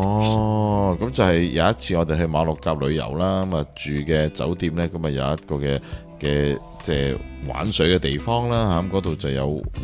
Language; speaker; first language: Cantonese; native; Cantonese